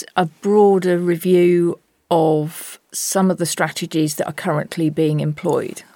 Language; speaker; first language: English; native; English